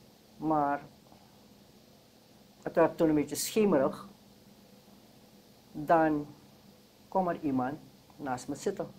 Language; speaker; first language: Dutch; non-native, local second language; Sranan Tongo